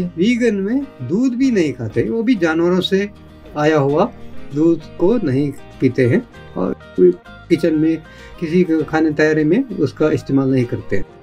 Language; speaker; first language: Hindi; non-native, local second language; Kannada